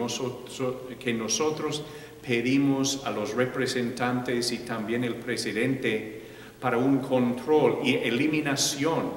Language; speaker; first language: Spanish; non-native, fluent; English